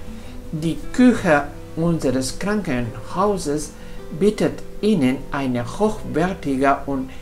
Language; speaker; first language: German; non-native, fluent; Spanish